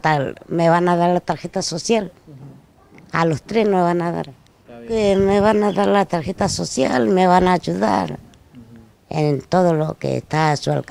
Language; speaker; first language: Spanish; native; Spanish